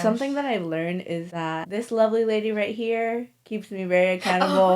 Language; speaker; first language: English; native; English